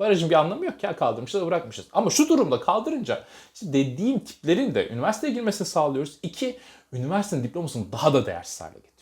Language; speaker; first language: Turkish; native; Turkish